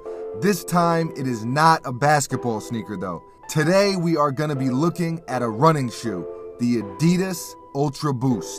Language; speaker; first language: English; native; English